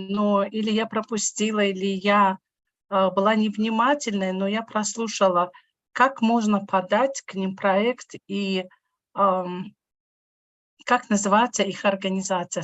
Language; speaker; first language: Russian; non-native, local second language; Tajik